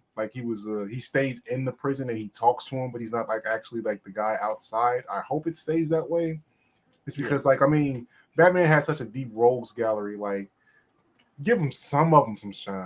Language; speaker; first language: English; native; English